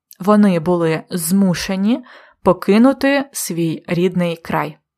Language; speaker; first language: Ukrainian; native; Ukrainian